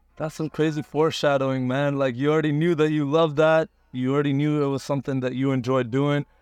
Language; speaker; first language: English; early bilingual, other home language; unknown